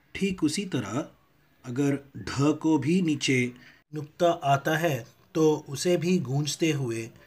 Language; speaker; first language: Hindi; non-native, local second language; Tamil